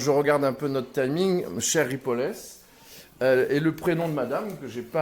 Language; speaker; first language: French; native; French